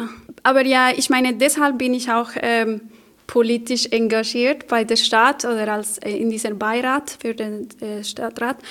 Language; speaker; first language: German; non-native, fluent; Spanish